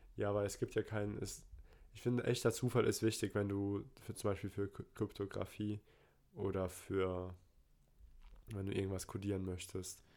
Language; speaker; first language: German; early bilingual, other home language; Turkish